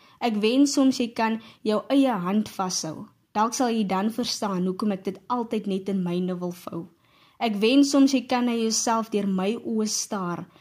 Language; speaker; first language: Afrikaans; native; Afrikaans